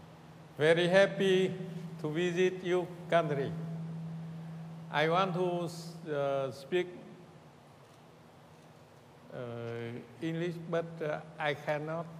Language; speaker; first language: English; non-native, learner; Vietnamese